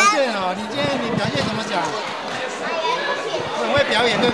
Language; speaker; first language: Chinese; native; Chinese